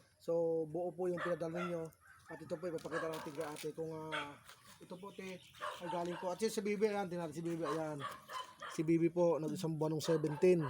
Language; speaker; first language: Filipino; native; Filipino